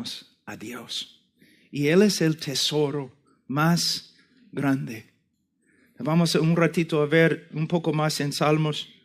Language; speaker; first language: Spanish; non-native, fluent; English